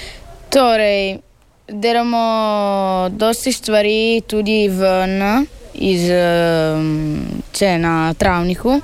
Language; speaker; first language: Slovenian; early bilingual, heritage; Italian